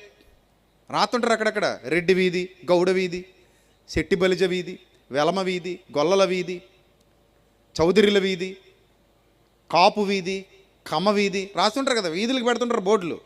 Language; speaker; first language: Telugu; native; Telugu